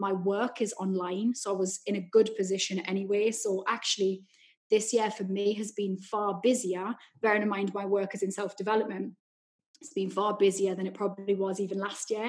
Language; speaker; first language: English; native; English